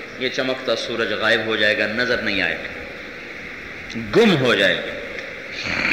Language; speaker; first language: Urdu; non-native, local second language; Punjabi